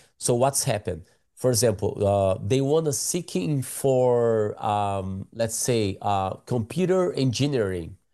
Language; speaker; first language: English; non-native, learner; Portuguese